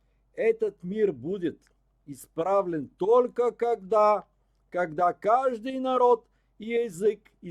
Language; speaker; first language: Russian; non-native, learner; Bulgarian